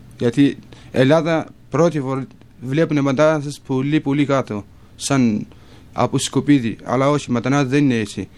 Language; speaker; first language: Greek; non-native, learner; Kurdish